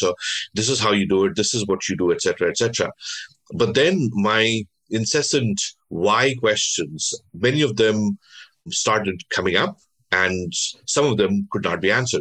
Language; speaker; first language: English; non-native, local second language; Bangla